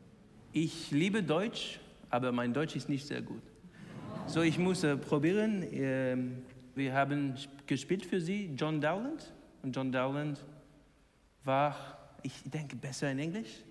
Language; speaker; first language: German; non-native, learner; English